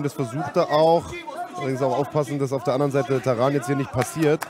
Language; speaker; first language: German; native; German